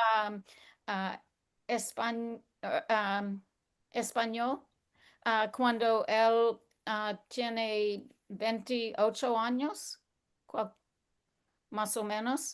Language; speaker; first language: Spanish; non-native, learner; English